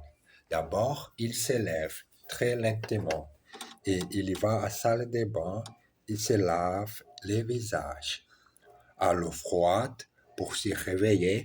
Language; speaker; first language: French; non-native, learner; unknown